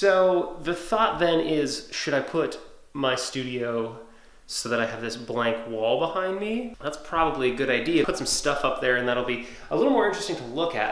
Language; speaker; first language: English; native; English